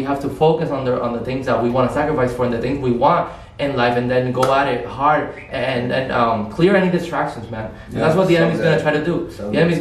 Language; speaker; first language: English; non-native, fluent; Spanish